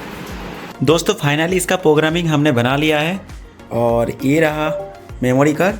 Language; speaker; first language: Hindi; non-native, local second language; Odia